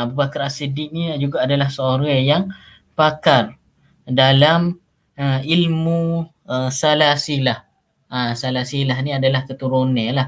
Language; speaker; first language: Malay; native; Malay